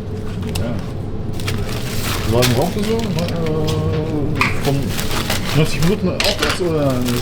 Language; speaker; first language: German; native; German